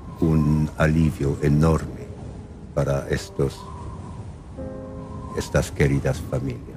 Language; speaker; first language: Spanish; non-native, fluent; English